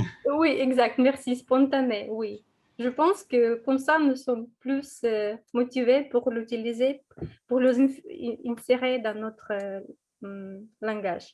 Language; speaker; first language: French; non-native, fluent; Russian